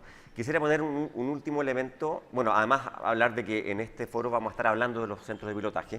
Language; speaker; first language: Spanish; native; Spanish